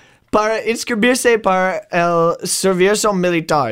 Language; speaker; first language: Spanish; non-native, learner; English